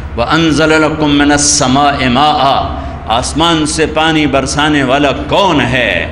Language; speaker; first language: Urdu; non-native, local second language; Punjabi